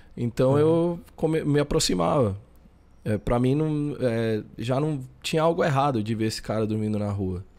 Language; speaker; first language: Portuguese; early bilingual, other home language; Spanish